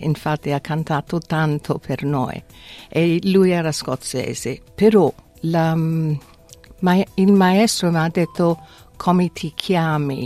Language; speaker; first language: Italian; non-native, fluent; English